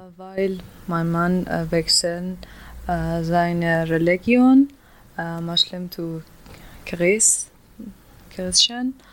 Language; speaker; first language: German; non-native, learner; Persian